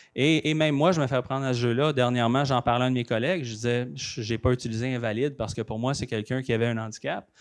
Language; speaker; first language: French; native; French